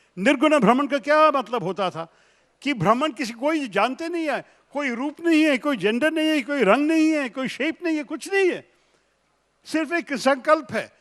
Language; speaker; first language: Hindi; non-native, local second language; Malayalam